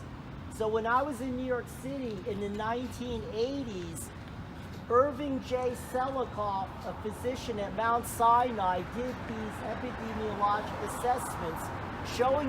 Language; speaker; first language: English; native; English